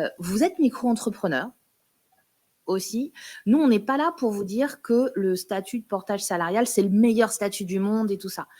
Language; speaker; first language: French; native; French